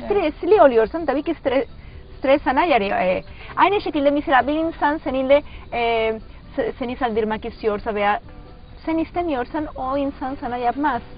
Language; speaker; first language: Turkish; non-native, learner; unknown